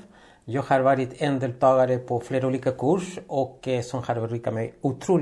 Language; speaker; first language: Swedish; non-native, fluent; Spanish